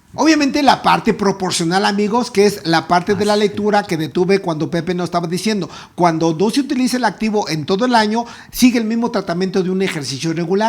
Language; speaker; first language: Spanish; native; Spanish